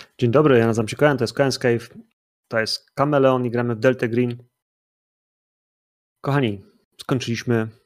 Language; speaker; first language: Polish; native; Polish